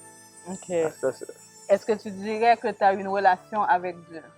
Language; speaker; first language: French; native; French